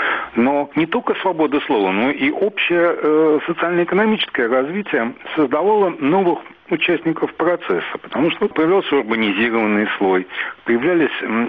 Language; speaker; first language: Russian; native; Russian